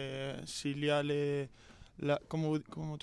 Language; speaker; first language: French; non-native, learner; Spanish